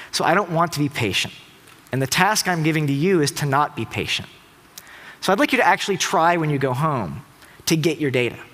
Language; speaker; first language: English; native; English